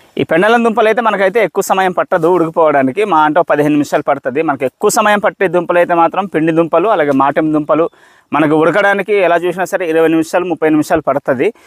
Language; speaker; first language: Telugu; non-native, local second language; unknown